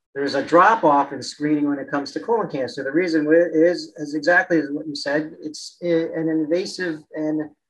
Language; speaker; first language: English; native; English